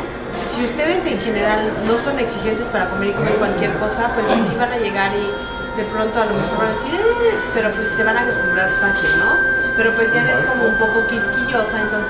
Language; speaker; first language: Spanish; native; Spanish